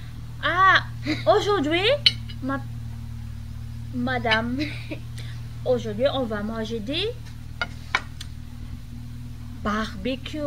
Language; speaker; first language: French; non-native, learner; Filipino